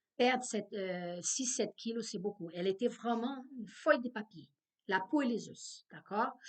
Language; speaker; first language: French; non-native, fluent; Portuguese